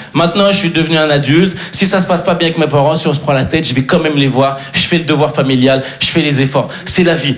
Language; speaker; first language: French; native; French